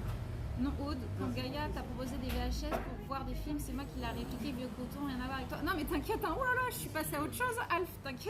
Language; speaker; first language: French; native; French